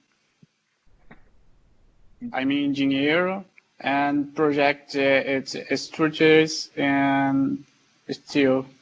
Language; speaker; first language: English; non-native, learner; Portuguese